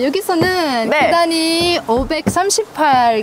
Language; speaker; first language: Korean; non-native, learner; French